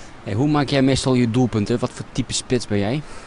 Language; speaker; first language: Dutch; native; Dutch